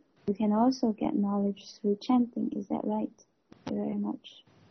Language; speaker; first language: English; non-native, fluent; Chinese